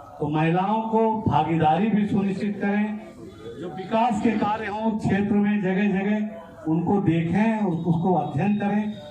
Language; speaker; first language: Hindi; native; Hindi